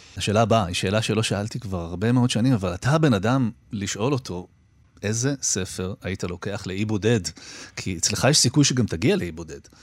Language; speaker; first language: Hebrew; native; Hebrew